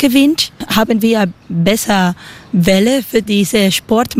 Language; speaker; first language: German; non-native, learner; Spanish